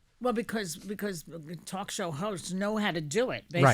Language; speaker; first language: English; native; English